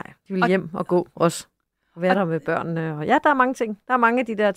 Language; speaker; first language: Danish; native; Danish